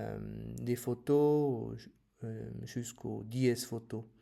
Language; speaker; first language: French; non-native, fluent; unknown